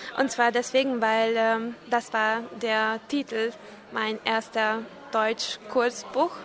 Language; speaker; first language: German; non-native, fluent; Hungarian